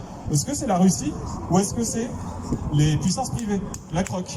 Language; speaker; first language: French; native; French